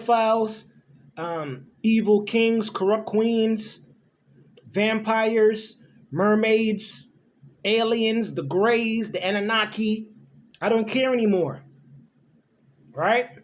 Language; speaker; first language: English; native; English